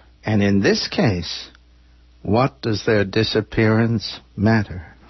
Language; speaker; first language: English; native; English